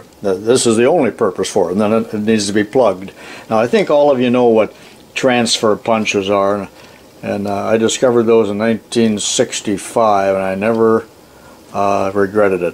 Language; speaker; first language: English; native; English